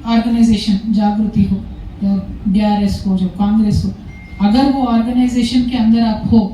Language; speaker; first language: Hindi; non-native, local second language; Telugu